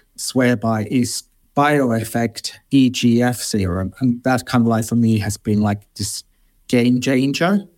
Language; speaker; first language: English; non-native, fluent; Finnish